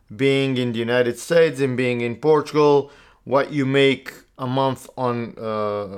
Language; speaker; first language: English; non-native, fluent; Portuguese